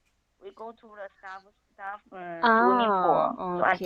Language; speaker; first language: English; non-native, learner; Chinese